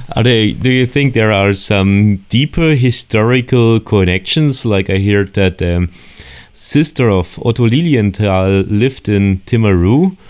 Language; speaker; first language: English; non-native, fluent; German